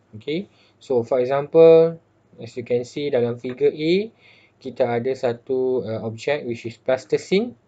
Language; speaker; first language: English; non-native, local second language; Malay